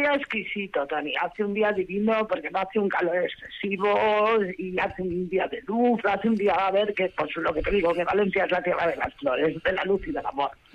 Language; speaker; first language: Spanish; native; Spanish